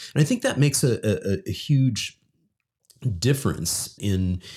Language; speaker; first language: English; native; English